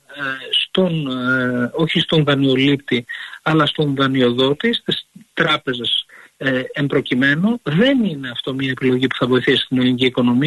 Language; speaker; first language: Greek; native; Greek